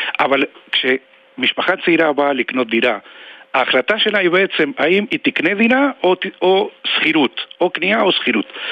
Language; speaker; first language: Hebrew; non-native, fluent; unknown